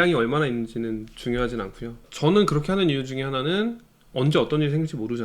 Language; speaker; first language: Korean; native; Korean